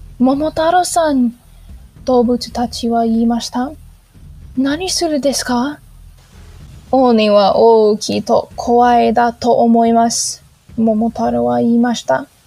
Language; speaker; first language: Japanese; non-native, learner; English